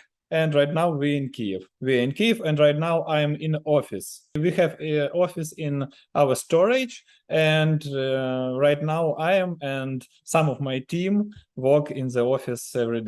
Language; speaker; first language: English; non-native, learner; Ukrainian